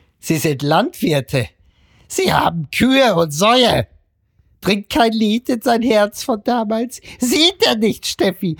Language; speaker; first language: German; native; German